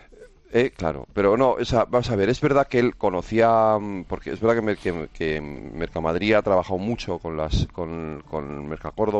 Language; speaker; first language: Spanish; native; Spanish